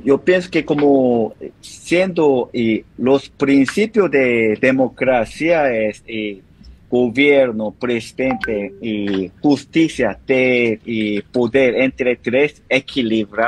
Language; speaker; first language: Spanish; non-native, learner; Korean